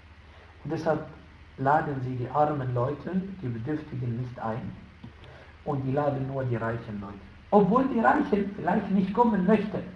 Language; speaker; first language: German; non-native, fluent; Arabic